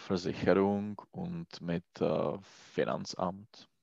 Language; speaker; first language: German; non-native, learner; Czech